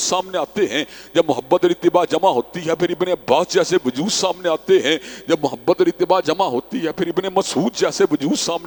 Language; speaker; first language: Urdu; native; Urdu